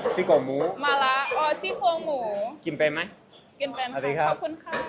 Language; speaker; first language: Thai; native; Thai